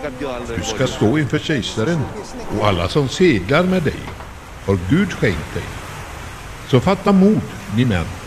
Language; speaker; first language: Swedish; native; Swedish